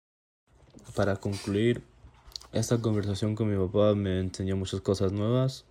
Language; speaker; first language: Spanish; early bilingual, heritage; Spanish